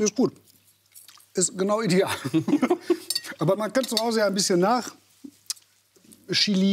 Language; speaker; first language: German; native; German